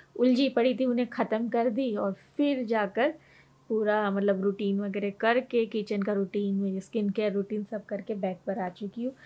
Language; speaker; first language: Hindi; native; Hindi